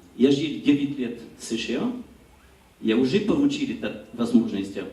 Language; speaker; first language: Russian; non-native, learner; French